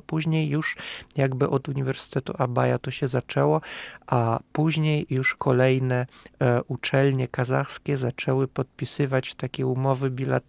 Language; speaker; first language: Polish; non-native, fluent; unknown